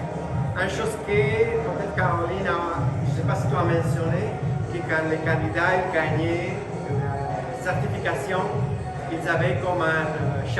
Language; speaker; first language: French; non-native, fluent; Spanish